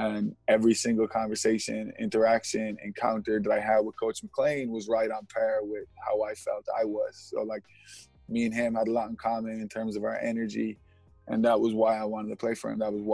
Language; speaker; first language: English; native; English